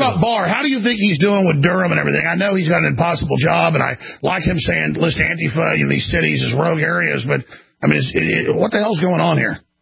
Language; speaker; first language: English; native; English